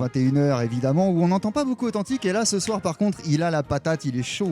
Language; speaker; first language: French; native; French